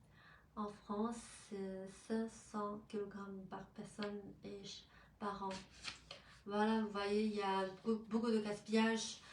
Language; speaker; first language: French; non-native, fluent; Chinese